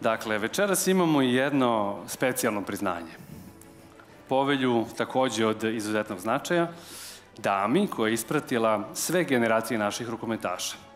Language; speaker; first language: Serbian; native; Serbian